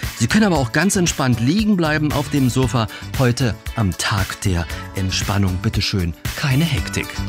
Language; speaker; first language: German; native; German